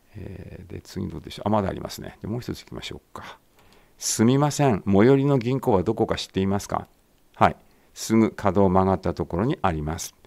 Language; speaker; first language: Japanese; native; Japanese